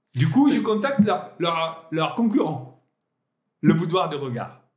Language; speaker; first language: French; non-native, local second language; Arabic